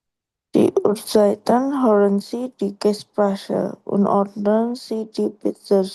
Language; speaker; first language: German; non-native, learner; Indonesian